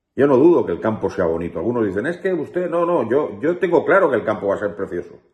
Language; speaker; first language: Spanish; native; Spanish